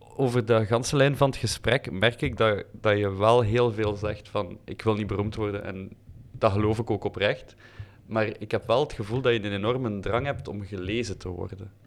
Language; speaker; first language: Dutch; native; Dutch